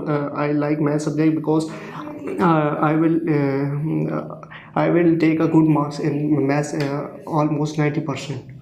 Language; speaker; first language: English; non-native, learner; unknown